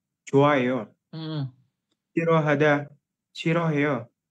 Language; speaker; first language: Korean; non-native, learner; Indonesian